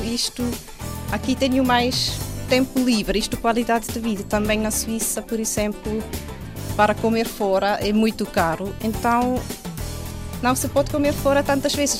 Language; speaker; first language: Portuguese; non-native, fluent; Swiss German